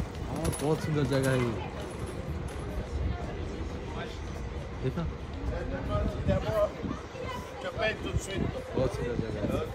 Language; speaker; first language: Hindi; non-native, learner; Bangla